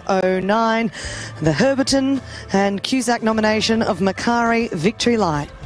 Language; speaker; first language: English; native; English